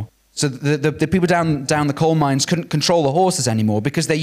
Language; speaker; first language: English; native; English